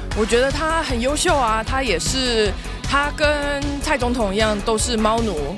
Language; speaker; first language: Chinese; native; Chinese